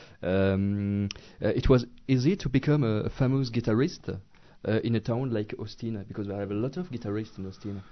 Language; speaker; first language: English; non-native, learner; French